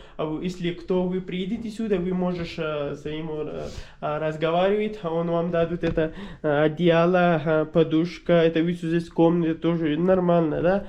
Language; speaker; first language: Russian; non-native, learner; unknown